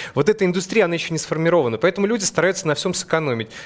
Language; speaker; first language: Russian; native; Russian